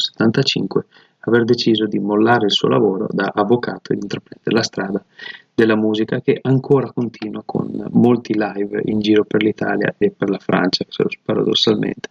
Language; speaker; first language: Italian; native; Italian